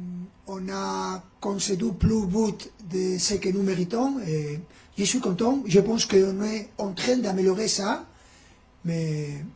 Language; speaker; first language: French; non-native, fluent; Spanish